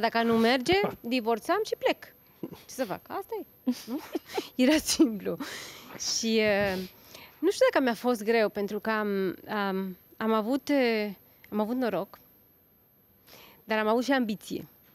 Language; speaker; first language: Romanian; non-native, fluent; Spanish